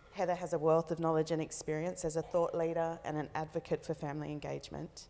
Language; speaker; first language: English; native; English